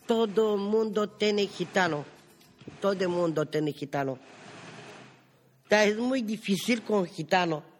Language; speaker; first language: Spanish; non-native, learner; Romany